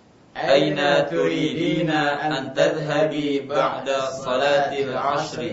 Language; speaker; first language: Arabic; non-native, learner; Indonesian